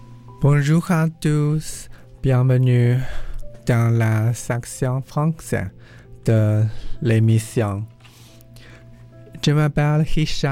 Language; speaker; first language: French; non-native, learner; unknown